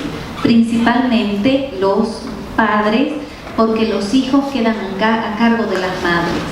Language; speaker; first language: Spanish; native; Spanish